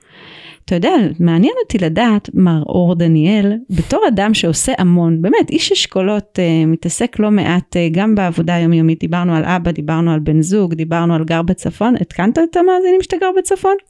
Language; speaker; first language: Hebrew; native; Hebrew